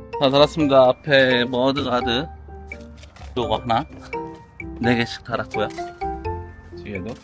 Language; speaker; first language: Korean; native; Korean